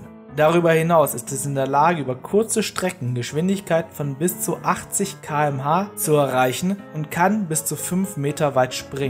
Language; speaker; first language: German; native; German